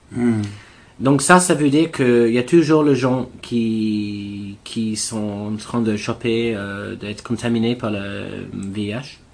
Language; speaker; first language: French; non-native, learner; English